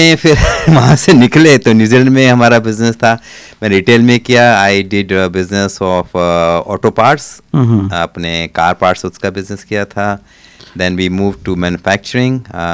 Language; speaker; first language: Hindi; non-native, local second language; Punjabi